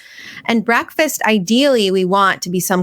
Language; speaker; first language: English; native; English